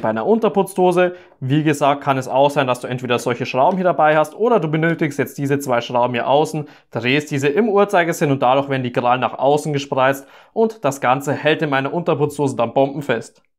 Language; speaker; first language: German; native; German